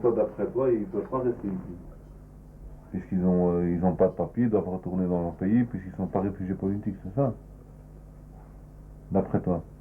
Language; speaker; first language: French; native; French